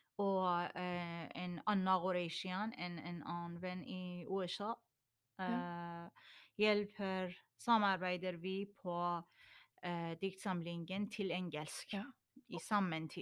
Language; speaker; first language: Norwegian; non-native, learner; Persian